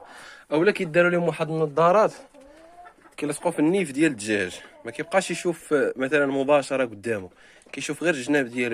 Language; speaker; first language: Arabic; native; Arabic